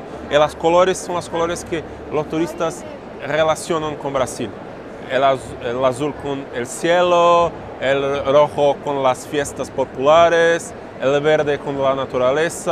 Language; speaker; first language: Spanish; non-native, fluent; Portuguese